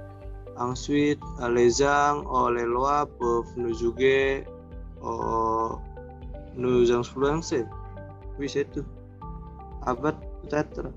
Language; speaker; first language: French; non-native, learner; Indonesian